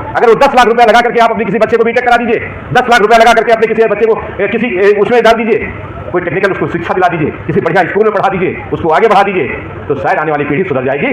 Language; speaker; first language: Hindi; native; Hindi